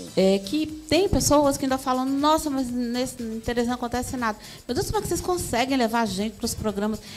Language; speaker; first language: Portuguese; native; Portuguese